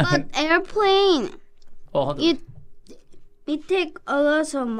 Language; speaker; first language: English; non-native, learner; Korean